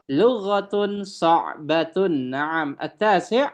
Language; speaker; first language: Arabic; non-native, fluent; Indonesian